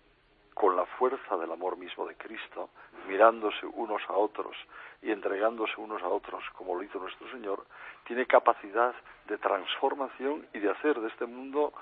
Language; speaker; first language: Spanish; native; Spanish